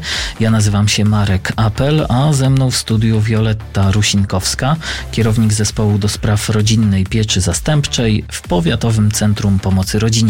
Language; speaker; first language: Polish; native; Polish